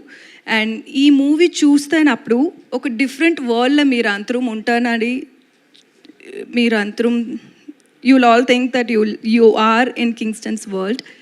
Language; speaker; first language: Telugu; non-native, learner; Tamil